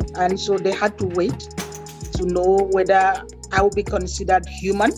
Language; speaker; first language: English; non-native, local second language; Igbo